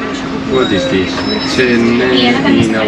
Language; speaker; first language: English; non-native, fluent; Spanish